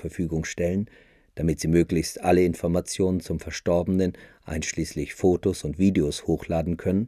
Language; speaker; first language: German; native; German